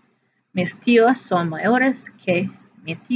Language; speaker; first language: Spanish; non-native, fluent; English